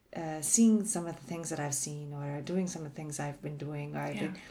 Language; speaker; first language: English; native; English